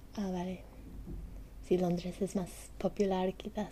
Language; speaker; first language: Spanish; non-native, learner; English